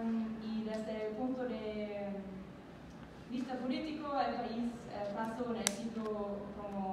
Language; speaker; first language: Spanish; non-native, learner; German